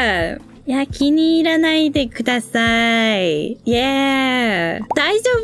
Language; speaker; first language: Japanese; non-native, learner; English